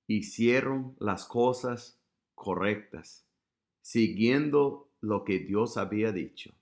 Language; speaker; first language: Spanish; non-native, fluent; English